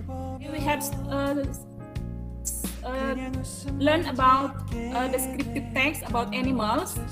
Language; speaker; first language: English; non-native, learner; Indonesian